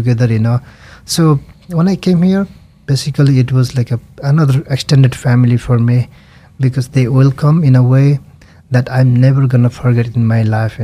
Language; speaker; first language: English; non-native, local second language; Nepali